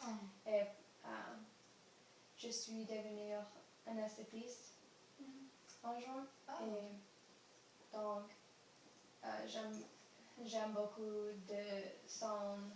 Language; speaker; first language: French; non-native, learner; English